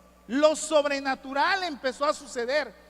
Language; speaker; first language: Spanish; native; Spanish